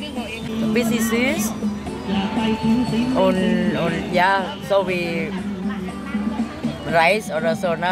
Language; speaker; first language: German; non-native, learner; Thai